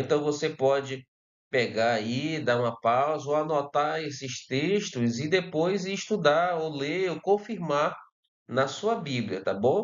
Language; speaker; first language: Portuguese; native; Portuguese